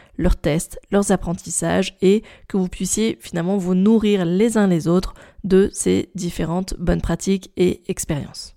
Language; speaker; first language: French; native; French